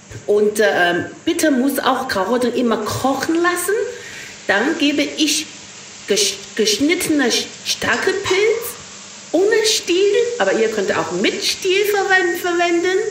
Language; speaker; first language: German; non-native, learner; Chinese